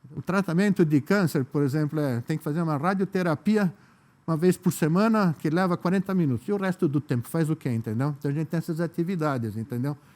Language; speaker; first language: Portuguese; native; Portuguese